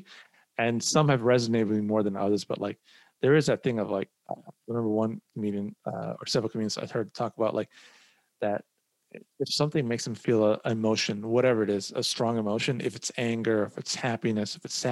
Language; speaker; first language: English; early bilingual, other home language; Somali